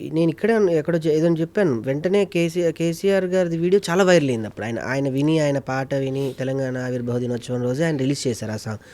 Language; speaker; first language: Telugu; native; Telugu